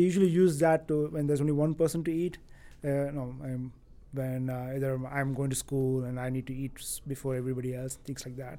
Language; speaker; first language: English; non-native, local second language; Tamil